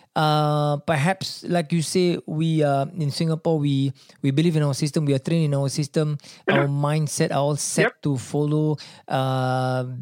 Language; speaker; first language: English; non-native, local second language; Malay